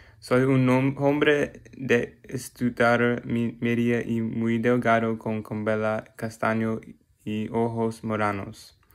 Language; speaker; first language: Spanish; non-native, learner; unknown